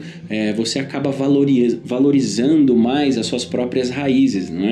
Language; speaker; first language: Portuguese; native; Portuguese